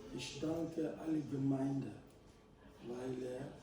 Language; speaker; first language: German; non-native, learner; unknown